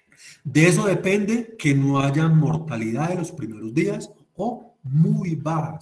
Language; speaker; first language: Spanish; native; Spanish